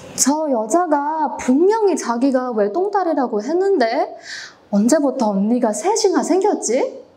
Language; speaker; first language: Korean; non-native, fluent; Cantonese